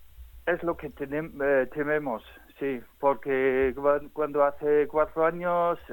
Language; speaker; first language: Spanish; non-native, fluent; German